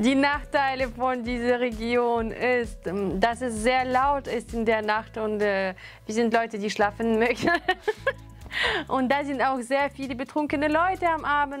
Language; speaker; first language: German; non-native, fluent; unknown